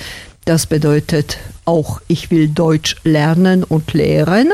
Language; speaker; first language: German; non-native, fluent; Slovak